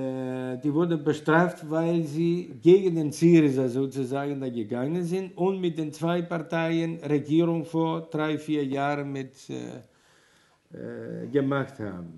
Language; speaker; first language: German; non-native, fluent; Greek